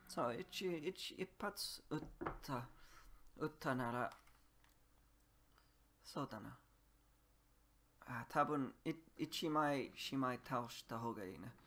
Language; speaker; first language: Japanese; non-native, learner; English